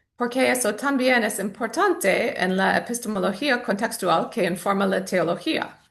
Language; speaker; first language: Spanish; non-native, learner; English